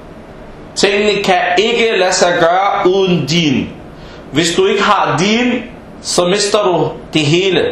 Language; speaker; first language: Danish; non-native, fluent; Arabic